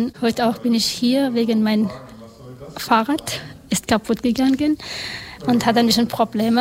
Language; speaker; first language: German; non-native, learner; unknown